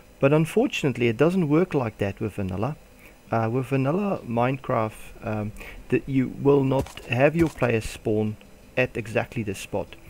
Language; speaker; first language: English; non-native, local second language; Afrikaans